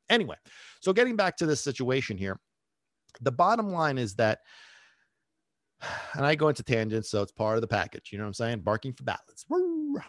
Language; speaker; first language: English; early bilingual, other home language; Italian